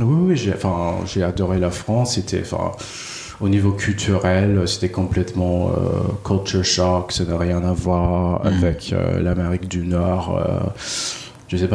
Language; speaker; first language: French; non-native, fluent; Cantonese